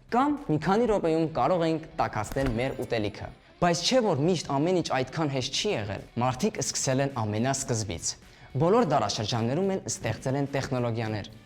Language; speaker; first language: Armenian; early bilingual, heritage; Armenian